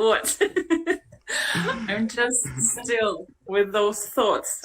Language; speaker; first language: English; non-native, fluent; Russian